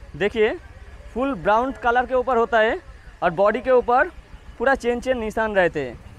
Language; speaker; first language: Hindi; non-native, local second language; Bangla